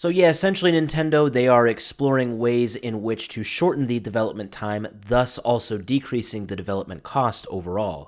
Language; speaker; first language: English; native; English